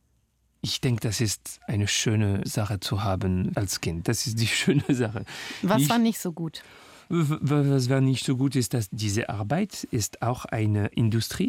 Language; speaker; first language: German; non-native, learner; French